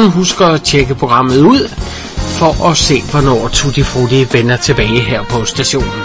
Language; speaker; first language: Danish; native; Danish